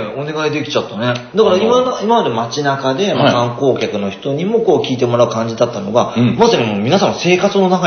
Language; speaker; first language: Japanese; native; Japanese